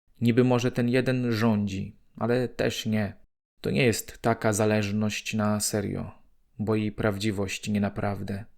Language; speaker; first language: Polish; native; Polish